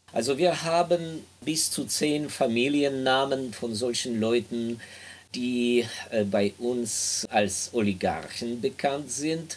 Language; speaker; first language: German; non-native, fluent; Ukrainian